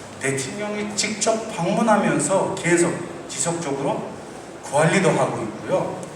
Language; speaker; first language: Korean; non-native, fluent; Turkish